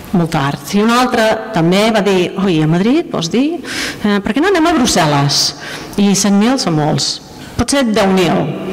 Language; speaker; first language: Catalan; non-native, fluent; English